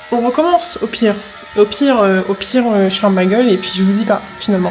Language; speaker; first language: French; native; French